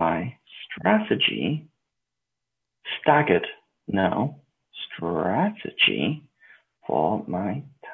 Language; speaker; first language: English; native; English